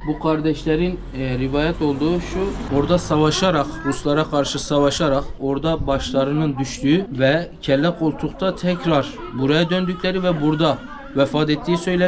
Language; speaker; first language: Turkish; native; Turkish